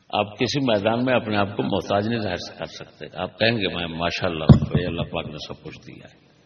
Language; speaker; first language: Urdu; non-native, local second language; Punjabi